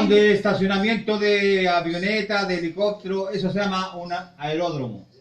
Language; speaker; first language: Spanish; native; Spanish